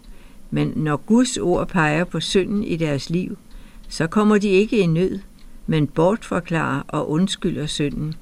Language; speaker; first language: Danish; native; Danish